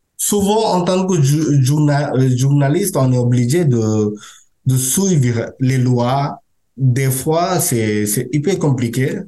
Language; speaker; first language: French; non-native, learner; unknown